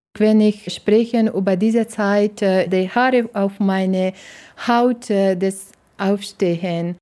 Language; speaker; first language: German; non-native, learner; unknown